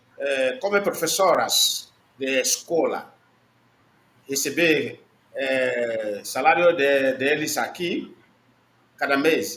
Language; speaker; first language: Portuguese; non-native, learner; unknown